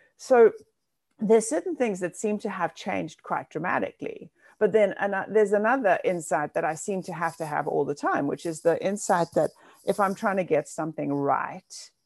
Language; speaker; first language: English; native; English